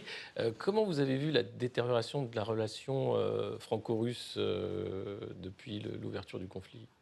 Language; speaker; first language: French; native; French